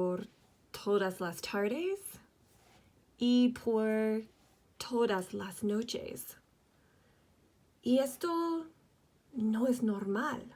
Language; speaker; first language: Spanish; non-native, fluent; English